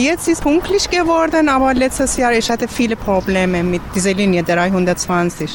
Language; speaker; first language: German; non-native, learner; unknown